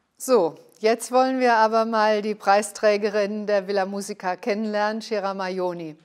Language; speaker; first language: German; native; German